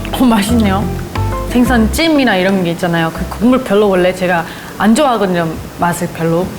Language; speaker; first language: Korean; non-native, fluent; English